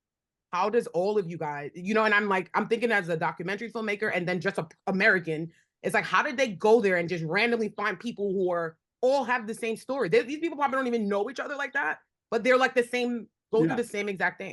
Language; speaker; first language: English; native; English